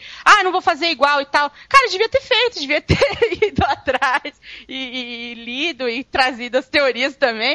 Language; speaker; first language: Portuguese; native; Portuguese